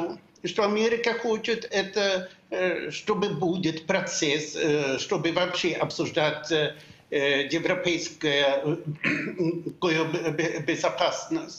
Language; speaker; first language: Russian; non-native, fluent; Swedish